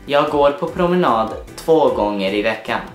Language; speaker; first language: Swedish; non-native, fluent; English